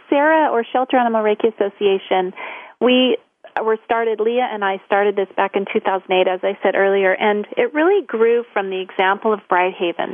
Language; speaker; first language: English; native; English